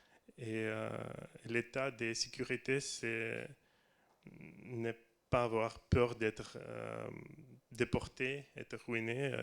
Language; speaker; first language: French; non-native, learner; Russian